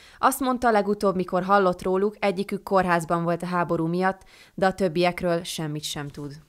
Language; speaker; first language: Hungarian; native; Hungarian